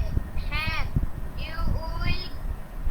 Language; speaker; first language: English; non-native, learner; Bangla